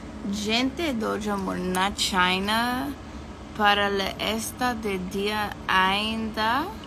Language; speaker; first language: Spanish; non-native, learner; English